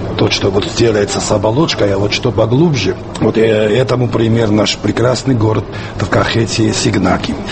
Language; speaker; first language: Russian; non-native, local second language; Georgian